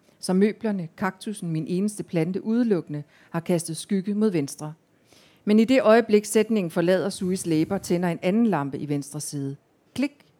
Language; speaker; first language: Danish; native; Danish